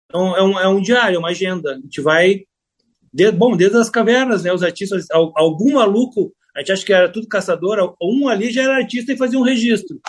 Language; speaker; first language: Portuguese; native; Portuguese